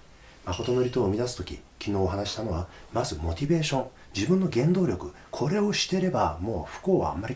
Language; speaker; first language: Japanese; native; Japanese